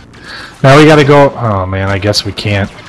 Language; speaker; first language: English; native; English